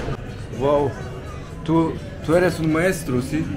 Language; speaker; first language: Spanish; non-native, learner; German